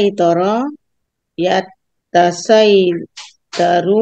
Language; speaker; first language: Arabic; non-native, learner; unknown